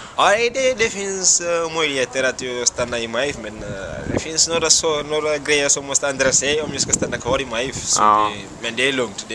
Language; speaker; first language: Swedish; non-native, fluent; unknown